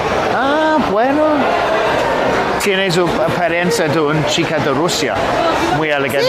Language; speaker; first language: Spanish; non-native, learner; English